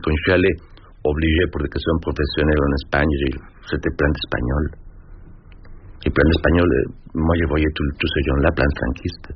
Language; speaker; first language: French; non-native, fluent; Spanish